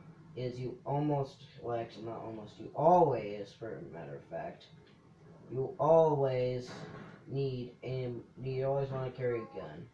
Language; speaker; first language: English; native; English